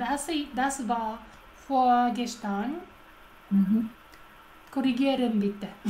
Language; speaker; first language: German; non-native, learner; Japanese